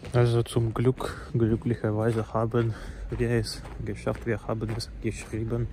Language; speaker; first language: German; non-native, learner; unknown